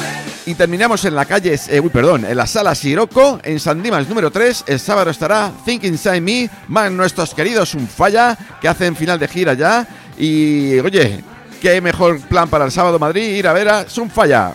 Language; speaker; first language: Spanish; native; Spanish